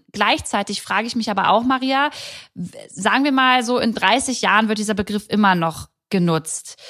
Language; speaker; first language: German; native; German